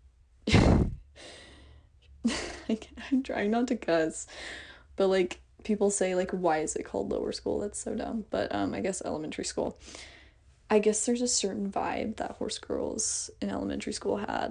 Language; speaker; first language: English; native; English